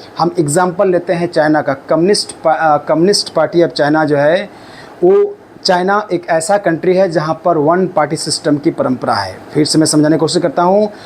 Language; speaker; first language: Hindi; native; Hindi